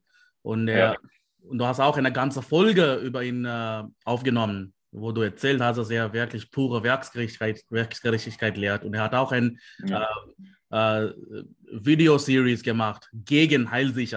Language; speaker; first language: German; non-native, fluent; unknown